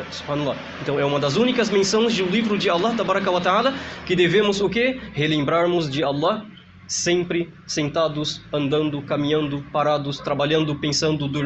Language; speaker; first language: Portuguese; native; Portuguese